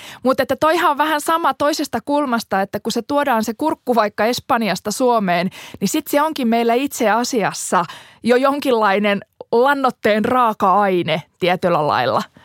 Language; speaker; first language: Finnish; native; Finnish